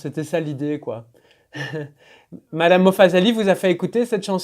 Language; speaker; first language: French; native; French